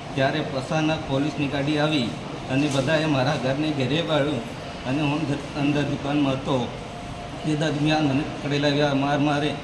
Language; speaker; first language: Gujarati; non-native, local second language; Bhili